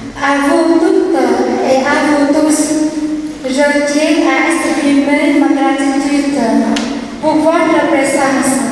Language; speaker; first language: French; non-native, fluent; Vietnamese